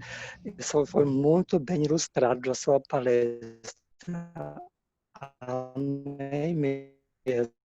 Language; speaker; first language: Portuguese; non-native, fluent; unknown